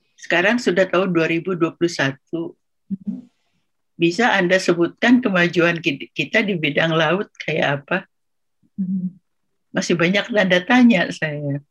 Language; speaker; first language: Indonesian; non-native, local second language; Sundanese